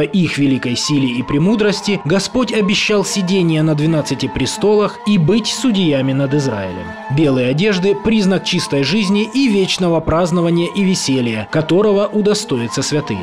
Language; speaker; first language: Russian; native; Russian